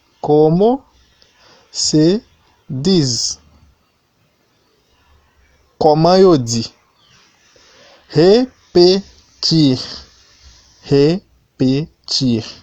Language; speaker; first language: Portuguese; non-native, fluent; Haitian Creole